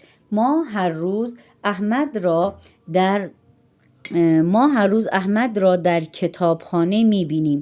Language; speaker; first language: Persian; non-native, fluent; Urdu